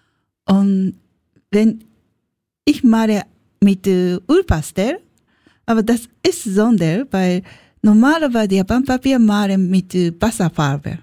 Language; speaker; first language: German; non-native, learner; Japanese